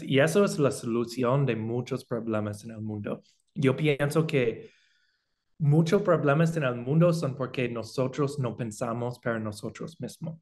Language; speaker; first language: Spanish; non-native, fluent; English